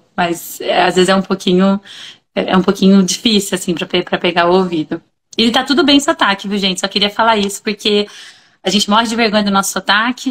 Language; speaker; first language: Portuguese; native; Portuguese